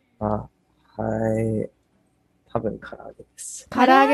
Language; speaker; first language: Japanese; early bilingual, heritage; English